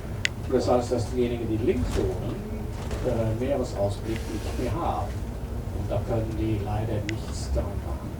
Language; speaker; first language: German; non-native, fluent; English